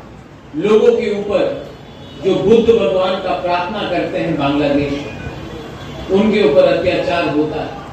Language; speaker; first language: Hindi; non-native, local second language; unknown